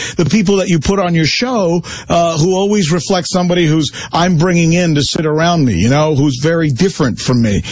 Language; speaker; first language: English; early bilingual, other home language; Spanish